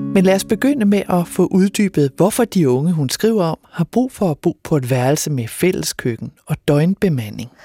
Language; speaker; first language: Danish; native; Danish